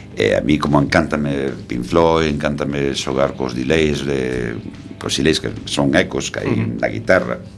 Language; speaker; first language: Galician; non-native, local second language; Spanish